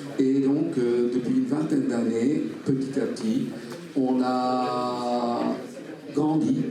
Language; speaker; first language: French; non-native, fluent; Dutch